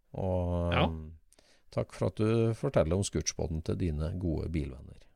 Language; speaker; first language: Norwegian; native; Norwegian